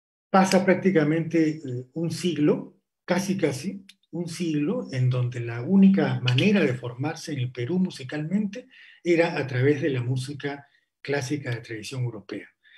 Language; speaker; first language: Spanish; native; Spanish